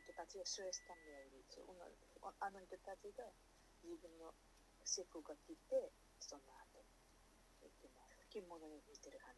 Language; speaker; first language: Japanese; non-native, learner; Nepali